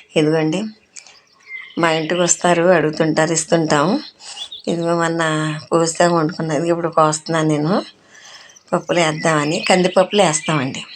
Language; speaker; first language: Telugu; non-native, local second language; Urdu